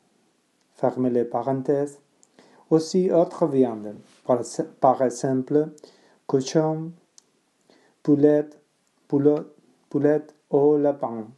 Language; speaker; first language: French; non-native, learner; Spanish